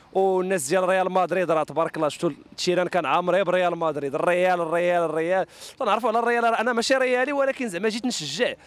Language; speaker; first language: Arabic; native; Arabic